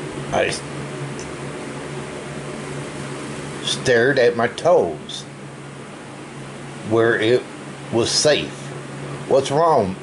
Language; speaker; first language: English; native; English